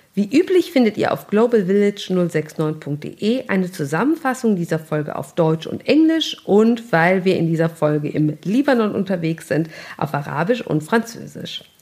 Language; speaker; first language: German; native; German